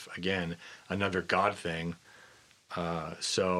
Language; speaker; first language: English; native; English